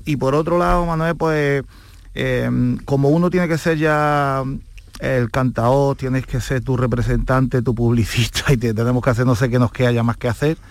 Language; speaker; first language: Spanish; native; Spanish